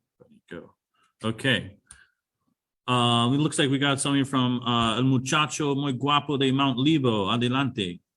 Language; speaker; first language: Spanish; non-native, fluent; English